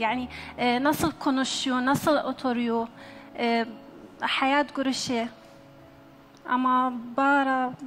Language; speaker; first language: Turkish; non-native, learner; Arabic